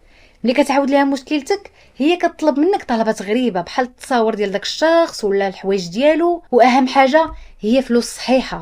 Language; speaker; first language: Arabic; native; Arabic